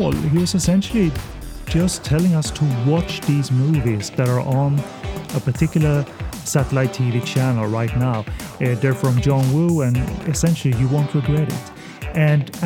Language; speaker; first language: English; non-native, fluent; Swedish